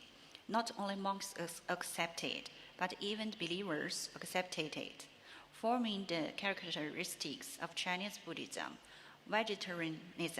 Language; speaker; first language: English; non-native, learner; Chinese